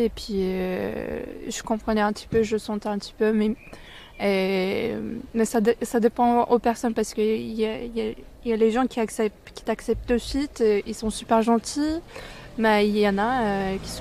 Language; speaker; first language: French; non-native, fluent; Turkish